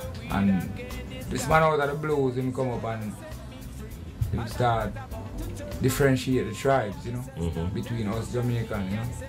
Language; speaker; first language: English; non-native, local second language; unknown